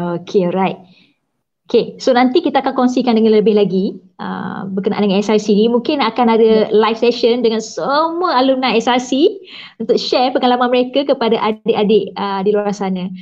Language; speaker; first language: Malay; native; Malay